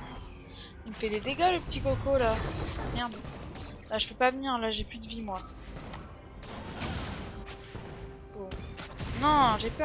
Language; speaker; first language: French; native; French